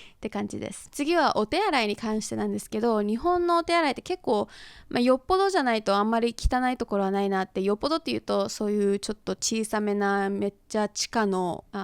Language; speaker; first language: Japanese; early bilingual, heritage; Japanese